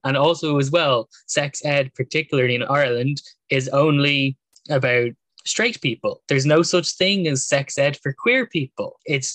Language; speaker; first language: English; native; English